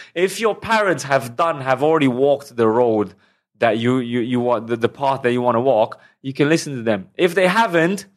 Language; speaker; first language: English; non-native, fluent; Romanian